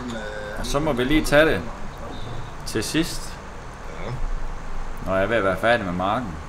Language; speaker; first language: Danish; native; Danish